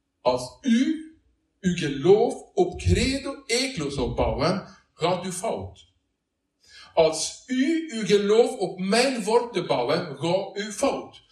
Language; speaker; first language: Dutch; non-native, learner; Norwegian